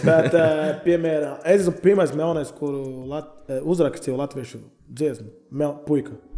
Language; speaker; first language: Latvian; non-native, learner; Portuguese